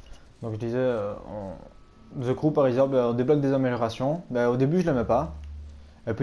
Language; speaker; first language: French; native; French